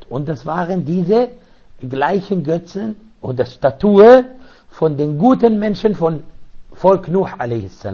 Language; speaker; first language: German; non-native, fluent; Arabic